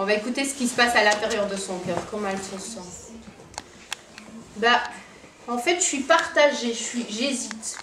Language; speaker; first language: French; native; French